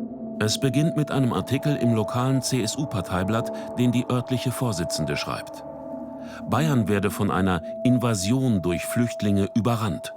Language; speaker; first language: German; native; German